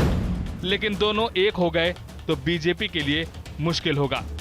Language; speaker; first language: Hindi; native; Hindi